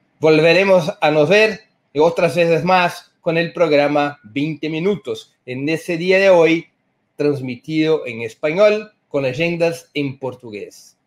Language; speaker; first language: Spanish; non-native, fluent; Portuguese